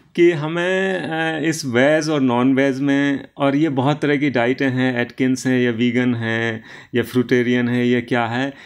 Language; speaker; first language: Hindi; native; Hindi